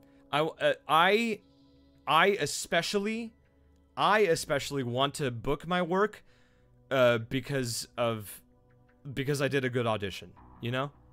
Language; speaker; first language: English; early bilingual, other home language; Spanish